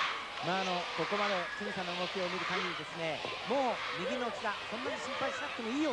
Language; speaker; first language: Japanese; native; Japanese